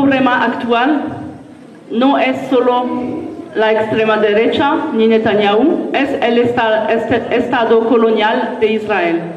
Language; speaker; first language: Spanish; non-native, learner; French